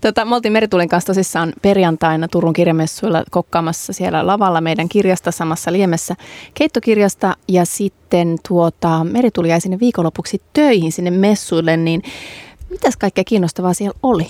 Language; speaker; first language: Finnish; non-native, fluent; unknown